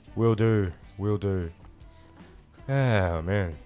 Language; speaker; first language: English; native; English